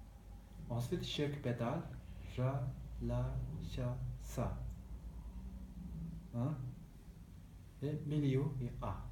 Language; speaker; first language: French; non-native, learner; Tibetan